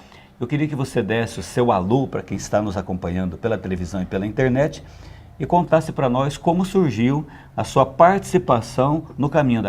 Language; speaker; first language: Portuguese; native; Portuguese